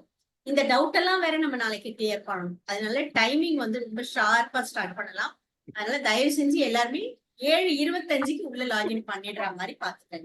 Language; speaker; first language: Tamil; native; Tamil